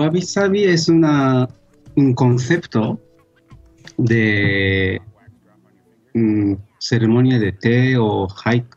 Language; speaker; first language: Spanish; non-native, fluent; Japanese